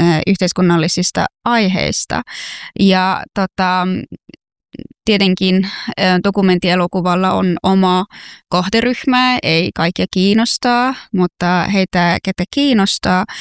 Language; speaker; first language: Finnish; non-native, fluent; Persian